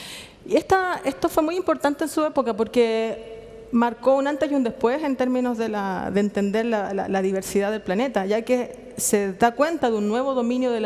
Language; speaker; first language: Spanish; native; Spanish